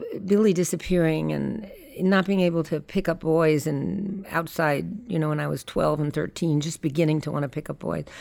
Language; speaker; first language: English; native; English